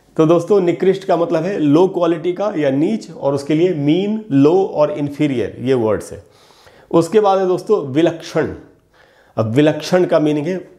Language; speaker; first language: Hindi; native; Hindi